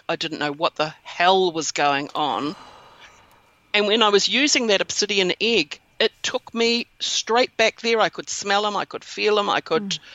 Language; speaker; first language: English; native; English